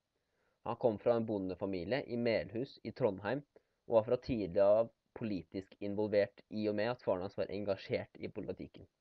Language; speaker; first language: Norwegian; native; Norwegian